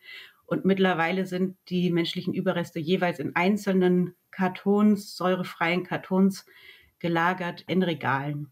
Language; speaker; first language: German; native; German